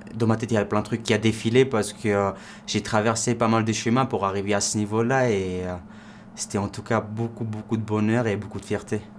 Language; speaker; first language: French; non-native, fluent; Georgian